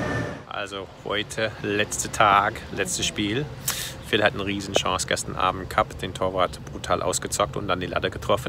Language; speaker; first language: German; non-native, fluent; English